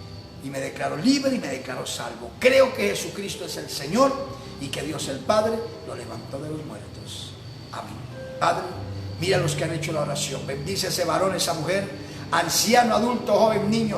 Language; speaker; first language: Spanish; native; Spanish